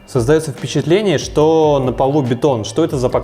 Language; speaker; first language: Russian; native; Russian